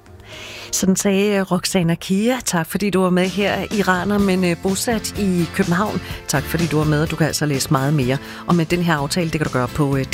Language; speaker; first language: Danish; native; Danish